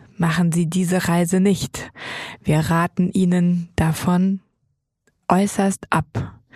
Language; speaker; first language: German; native; German